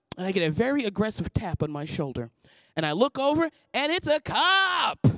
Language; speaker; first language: English; native; English